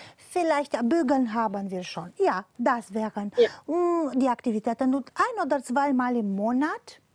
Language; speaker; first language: German; non-native, fluent; Romanian